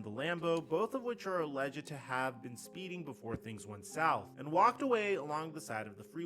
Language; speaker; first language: English; native; English